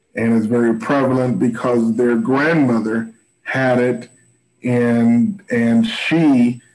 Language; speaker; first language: English; native; English